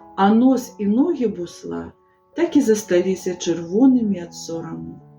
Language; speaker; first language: Belarusian; native; Belarusian